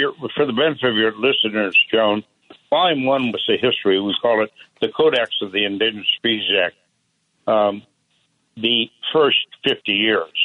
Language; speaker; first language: English; native; English